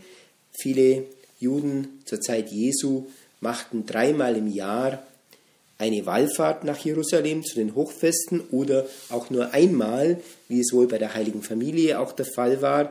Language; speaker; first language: German; native; German